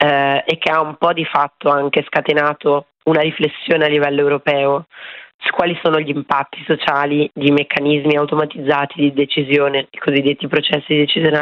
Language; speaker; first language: Italian; native; Italian